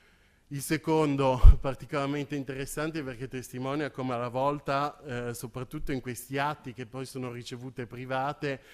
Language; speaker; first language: Italian; native; Italian